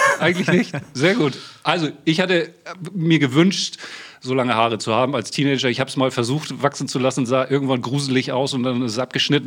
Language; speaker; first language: German; native; German